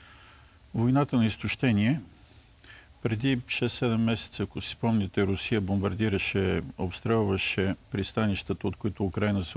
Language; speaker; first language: Bulgarian; native; Bulgarian